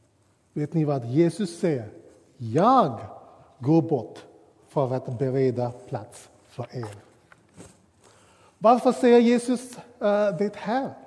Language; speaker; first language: Swedish; non-native, fluent; English